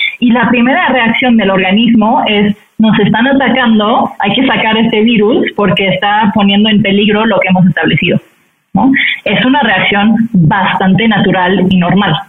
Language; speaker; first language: Spanish; non-native, fluent; French